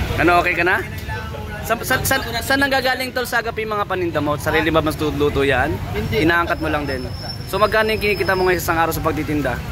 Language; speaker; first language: Filipino; native; Filipino